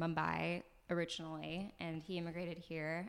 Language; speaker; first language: English; early bilingual, other home language; French